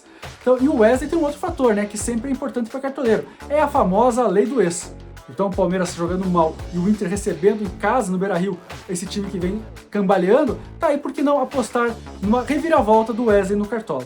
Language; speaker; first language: Portuguese; native; Portuguese